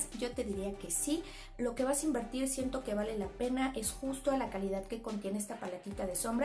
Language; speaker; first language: Spanish; native; Spanish